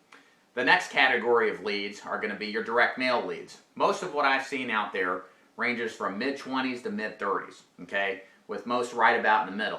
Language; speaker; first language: English; native; English